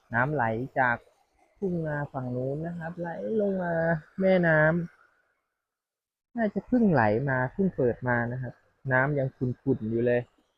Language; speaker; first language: Thai; non-native, local second language; Northern Khmer